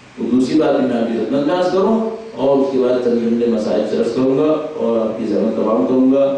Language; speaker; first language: Urdu; native; Urdu